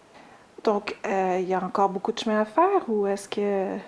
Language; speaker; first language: French; native; French